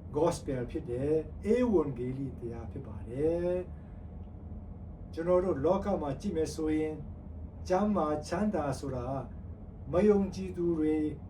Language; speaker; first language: Burmese; non-native, local second language; Tedim Chin